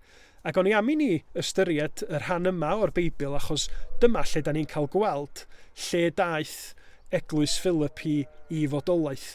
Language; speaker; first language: Welsh; native; Welsh